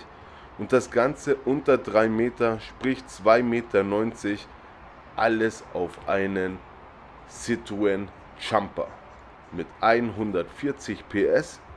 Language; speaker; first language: German; native; German